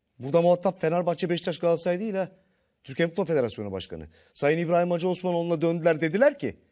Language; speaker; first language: Turkish; native; Turkish